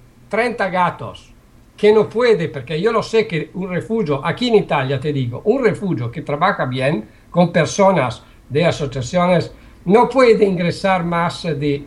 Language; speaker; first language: Spanish; non-native, learner; Italian